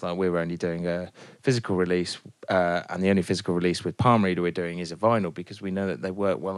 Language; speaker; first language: English; native; English